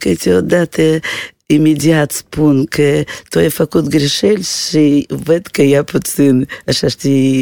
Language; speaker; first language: Romanian; non-native, local second language; Russian